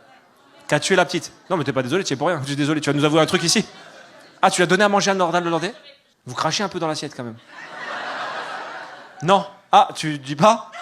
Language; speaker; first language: French; native; French